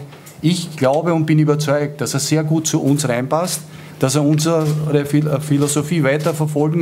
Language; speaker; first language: German; native; German